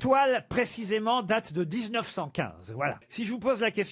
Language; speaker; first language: French; native; French